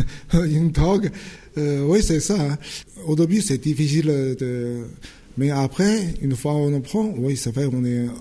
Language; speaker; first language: French; non-native, fluent; Chinese